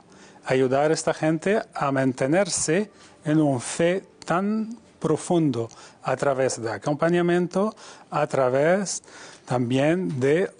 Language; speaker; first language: Spanish; non-native, fluent; Arabic